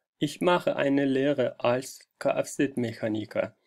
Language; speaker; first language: German; non-native, fluent; Turkish